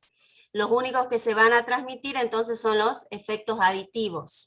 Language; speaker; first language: Spanish; native; Spanish